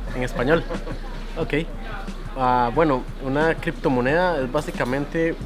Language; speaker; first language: Spanish; native; Spanish